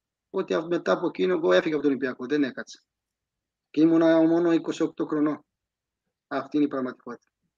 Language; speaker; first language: Greek; non-native, fluent; Portuguese